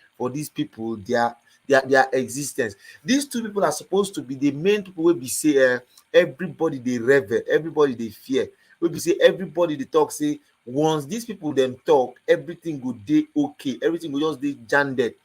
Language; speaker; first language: Nigerian Pidgin; native; Nigerian Pidgin